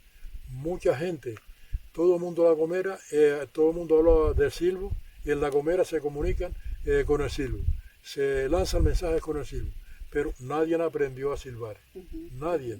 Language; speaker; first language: Spanish; native; Spanish